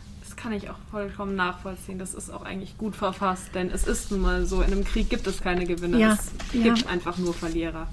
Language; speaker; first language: German; native; German